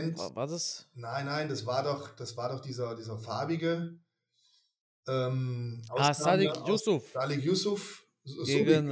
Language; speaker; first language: German; native; German